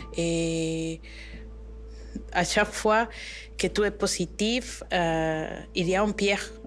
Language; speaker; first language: French; non-native, learner; Spanish